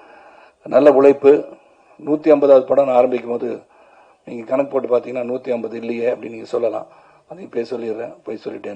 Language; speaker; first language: Tamil; native; Tamil